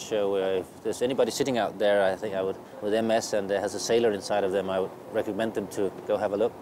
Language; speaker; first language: English; non-native, fluent; Danish